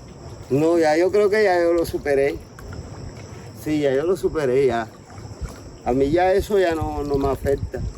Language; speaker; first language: Spanish; native; Spanish